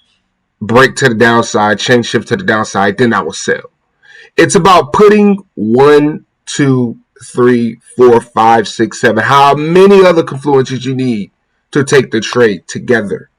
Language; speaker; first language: English; native; English